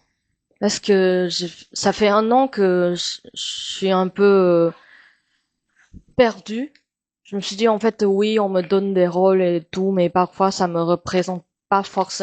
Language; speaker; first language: French; non-native, fluent; Min Nan Chinese